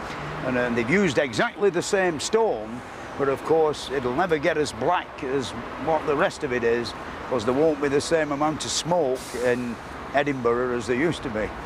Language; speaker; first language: English; native; English